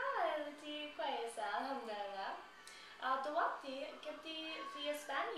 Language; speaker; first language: Arabic; non-native, learner; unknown